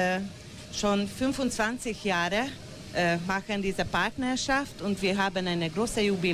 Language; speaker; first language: German; non-native, local second language; Hungarian